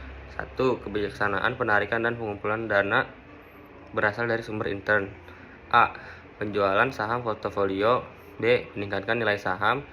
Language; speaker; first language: Indonesian; native; Indonesian